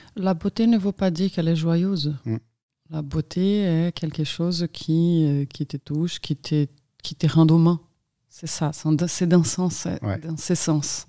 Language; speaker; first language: French; non-native, fluent; Portuguese